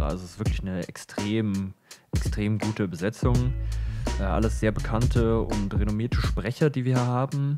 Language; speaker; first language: German; native; German